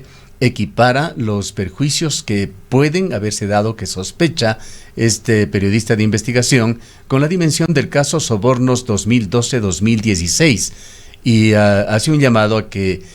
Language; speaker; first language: Spanish; native; Spanish